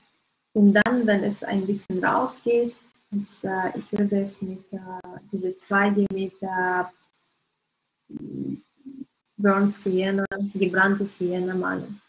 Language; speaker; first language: German; non-native, learner; Russian